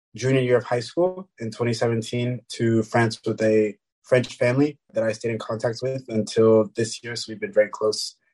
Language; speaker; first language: English; early bilingual, other home language; French